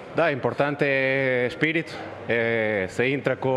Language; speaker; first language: Romanian; non-native, learner; Spanish